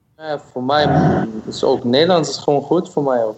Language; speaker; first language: Dutch; non-native, fluent; German